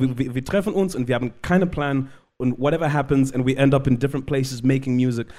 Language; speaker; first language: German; non-native, learner; Shona